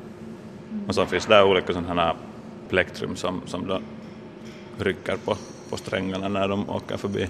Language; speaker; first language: Swedish; native; Swedish